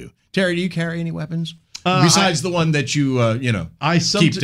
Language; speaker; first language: English; native; English